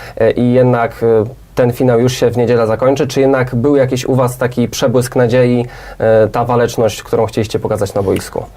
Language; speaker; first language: Polish; native; Polish